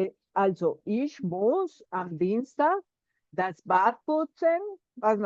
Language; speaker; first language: German; non-native, fluent; Spanish